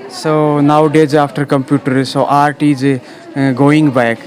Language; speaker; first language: English; non-native, local second language; Hindi